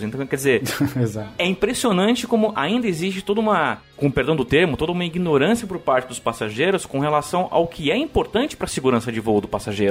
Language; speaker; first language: Portuguese; native; Portuguese